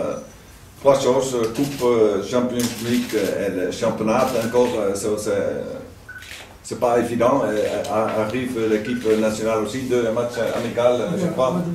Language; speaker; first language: French; non-native, learner; Dutch